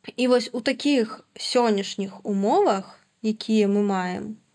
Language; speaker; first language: Belarusian; non-native, local second language; Russian